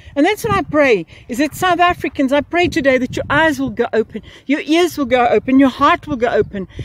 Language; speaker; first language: English; early bilingual, other home language; Afrikaans